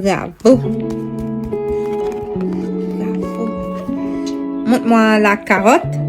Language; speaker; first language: French; non-native, local second language; Haitian Creole